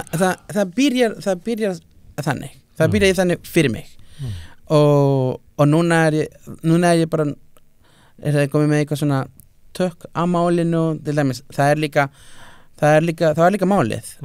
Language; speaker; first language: Icelandic; non-native, fluent; Spanish